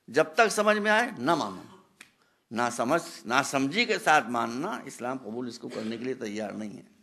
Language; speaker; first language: Hindi; native; Hindi